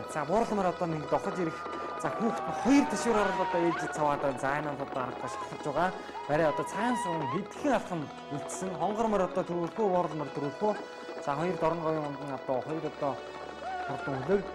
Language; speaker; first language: Mongolian; native; Mongolian